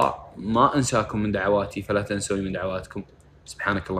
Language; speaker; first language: Arabic; native; Arabic